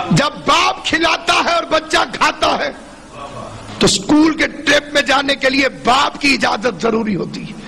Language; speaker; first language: Urdu; non-native, local second language; Saraiki